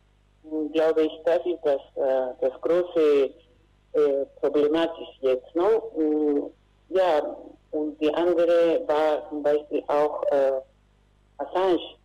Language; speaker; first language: German; non-native, fluent; Spanish